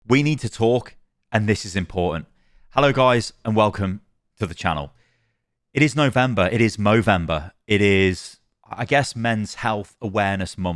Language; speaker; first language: English; native; English